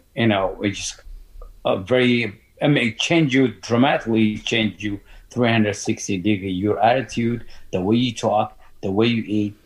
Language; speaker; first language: English; non-native, learner; Amharic